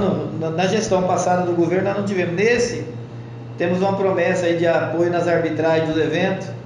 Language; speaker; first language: Portuguese; native; Portuguese